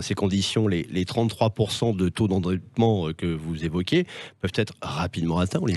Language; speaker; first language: French; native; French